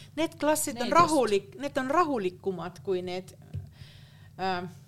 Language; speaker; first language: Estonian; non-native, fluent; Finnish